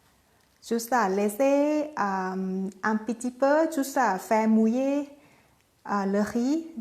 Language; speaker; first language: French; non-native, learner; Thai